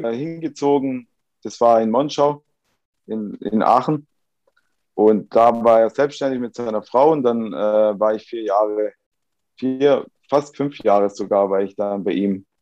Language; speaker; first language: German; early bilingual, other home language; Italian